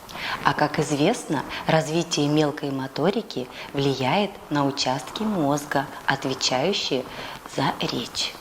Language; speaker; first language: Russian; native; Russian